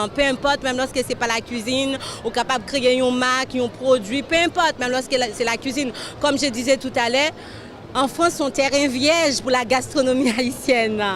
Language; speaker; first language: French; non-native, local second language; Haitian Creole